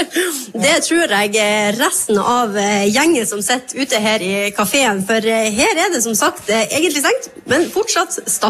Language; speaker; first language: Norwegian; native; Norwegian